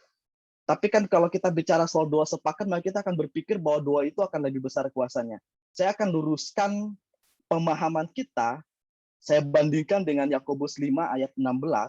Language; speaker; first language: Indonesian; native; Indonesian